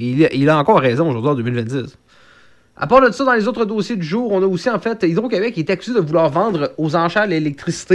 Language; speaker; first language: French; native; French